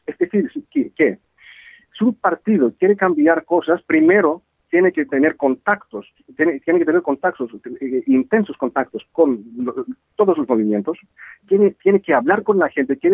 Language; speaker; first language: Spanish; non-native, fluent; Greek